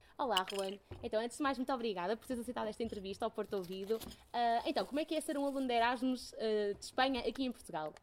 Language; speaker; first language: Portuguese; native; Portuguese